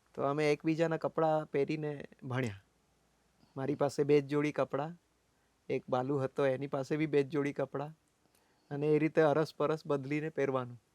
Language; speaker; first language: Gujarati; non-native, local second language; Bhili